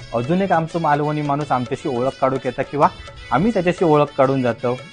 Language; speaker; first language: Marathi; non-native, local second language; Konkani